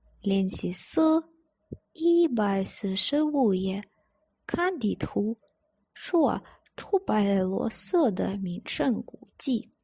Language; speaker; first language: Chinese; non-native, fluent; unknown